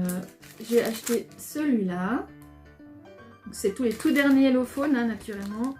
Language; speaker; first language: French; native; French